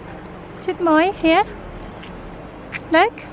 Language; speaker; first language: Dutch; non-native, learner; Filipino